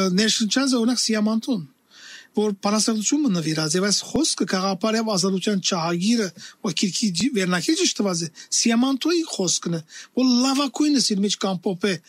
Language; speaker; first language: Armenian; native; Armenian